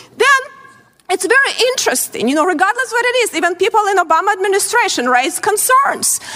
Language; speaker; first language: English; non-native, fluent; Ukrainian